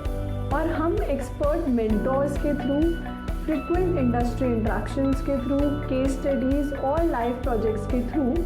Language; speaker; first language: Hindi; native; Hindi